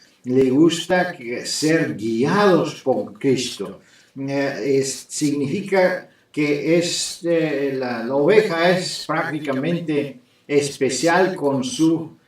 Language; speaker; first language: Spanish; non-native, fluent; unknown